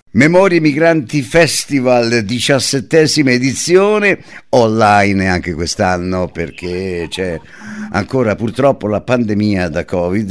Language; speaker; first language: Italian; native; Italian